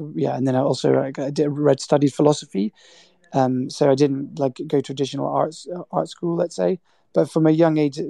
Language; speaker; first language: English; native; English